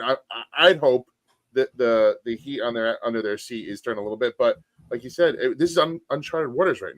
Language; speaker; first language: English; native; English